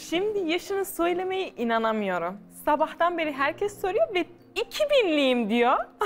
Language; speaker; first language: Turkish; non-native, fluent; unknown